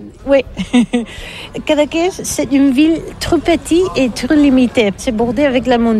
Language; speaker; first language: French; non-native, learner; Catalan